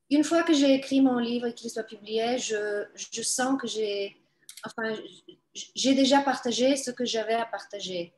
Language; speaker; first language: French; non-native, fluent; Bulgarian